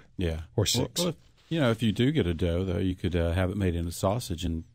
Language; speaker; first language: English; native; English